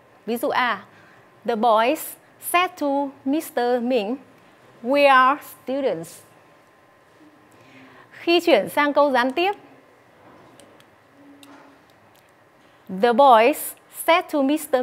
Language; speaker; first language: English; non-native, fluent; Vietnamese